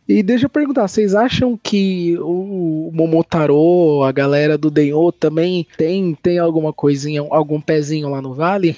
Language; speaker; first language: Portuguese; native; Portuguese